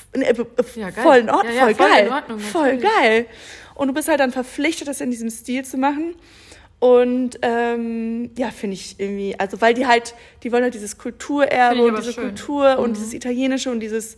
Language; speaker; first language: German; native; German